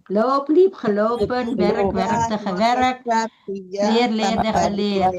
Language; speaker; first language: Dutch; non-native, fluent; Indonesian